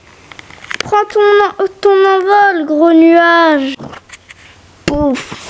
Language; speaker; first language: French; native; French